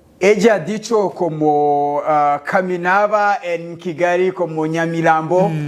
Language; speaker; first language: Spanish; non-native, learner; Kinyarwanda